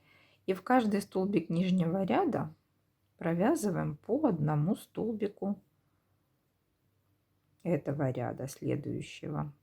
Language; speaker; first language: Russian; native; Russian